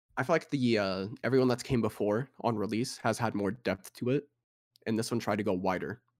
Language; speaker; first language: English; native; English